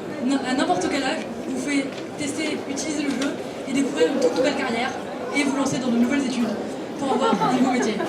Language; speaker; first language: French; native; French